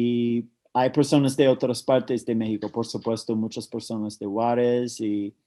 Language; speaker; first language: Spanish; non-native, fluent; English